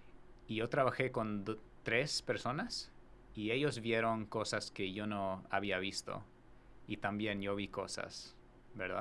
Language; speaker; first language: Spanish; non-native, fluent; English